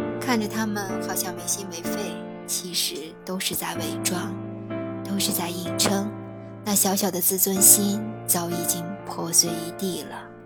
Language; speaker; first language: Chinese; native; Chinese